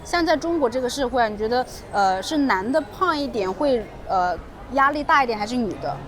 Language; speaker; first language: Chinese; native; Chinese